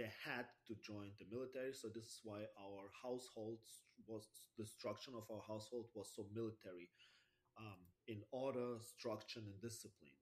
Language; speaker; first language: English; non-native, fluent; German